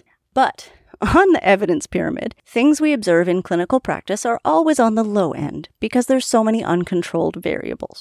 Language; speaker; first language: English; native; English